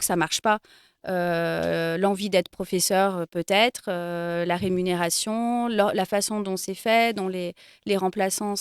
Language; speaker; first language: French; native; French